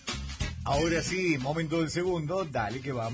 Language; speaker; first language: Spanish; native; Spanish